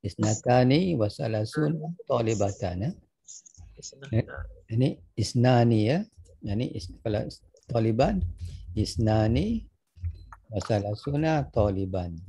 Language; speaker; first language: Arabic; non-native, fluent; Malay